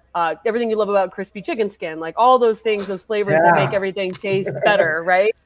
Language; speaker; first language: English; native; English